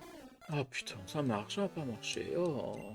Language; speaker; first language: French; native; French